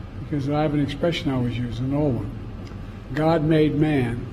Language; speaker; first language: English; native; English